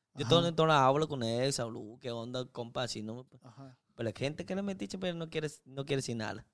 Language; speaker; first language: Spanish; non-native, fluent; Chinese